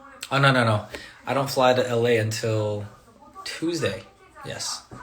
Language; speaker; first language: English; native; English